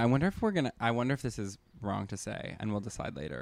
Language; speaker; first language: English; native; English